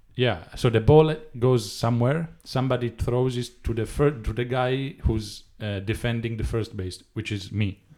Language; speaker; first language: English; non-native, fluent; Italian